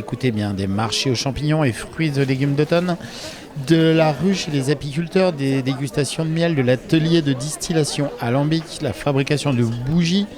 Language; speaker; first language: French; native; French